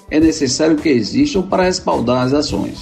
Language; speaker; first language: Portuguese; native; Portuguese